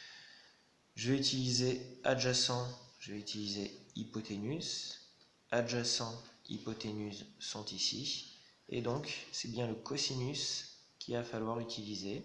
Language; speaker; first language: French; native; French